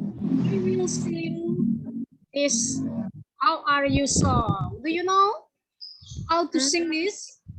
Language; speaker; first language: English; non-native, learner; Indonesian